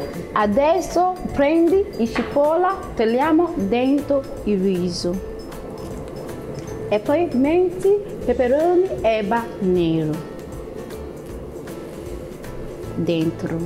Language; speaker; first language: Italian; non-native, learner; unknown